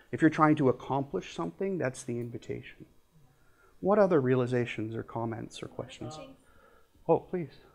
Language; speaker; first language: English; native; English